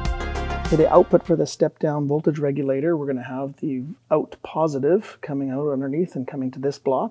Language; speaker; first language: English; native; English